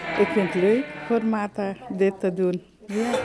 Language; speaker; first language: Dutch; non-native, learner; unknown